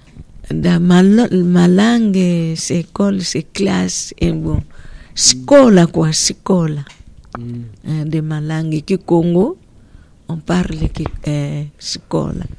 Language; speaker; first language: French; non-native, learner; Portuguese